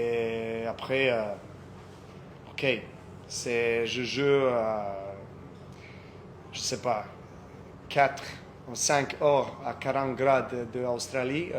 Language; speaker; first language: French; non-native, fluent; Serbian